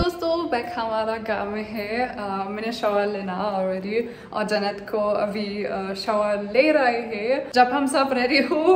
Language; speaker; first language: Hindi; non-native, learner; German